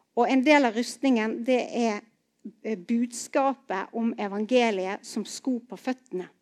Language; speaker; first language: Norwegian; native; Norwegian